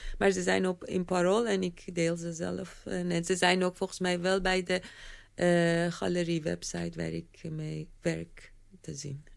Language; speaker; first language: Dutch; non-native, fluent; Persian